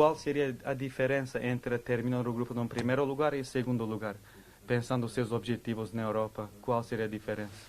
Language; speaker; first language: Portuguese; non-native, fluent; Turkish